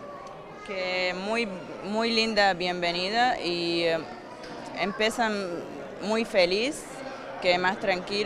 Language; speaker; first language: Spanish; non-native, learner; Arabic